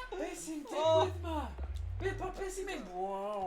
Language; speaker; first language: Welsh; native; Welsh